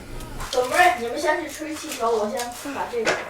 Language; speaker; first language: Chinese; native; Chinese